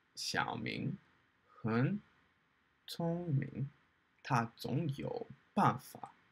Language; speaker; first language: Chinese; non-native, fluent; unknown